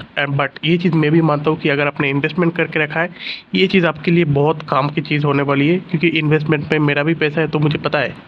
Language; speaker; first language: Hindi; non-native, local second language; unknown